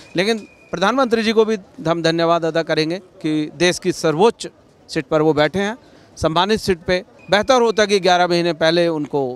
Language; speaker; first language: Hindi; native; Hindi